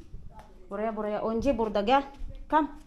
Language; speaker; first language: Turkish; non-native, learner; Filipino